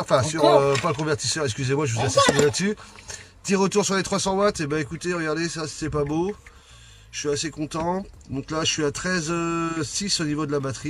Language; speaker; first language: French; native; French